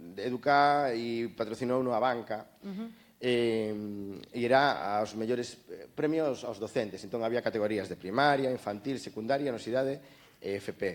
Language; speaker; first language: Galician; native; Galician